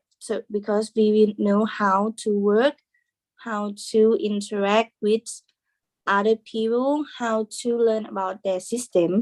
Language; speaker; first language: English; non-native, learner; Thai